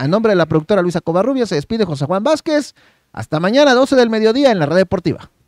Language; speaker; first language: Spanish; native; Spanish